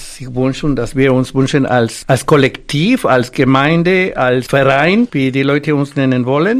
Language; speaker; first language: German; non-native, fluent; Spanish